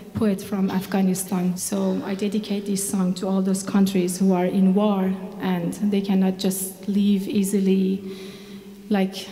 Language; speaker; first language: English; non-native, fluent; Persian